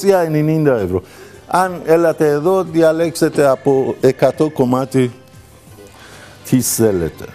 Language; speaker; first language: Greek; non-native, learner; Persian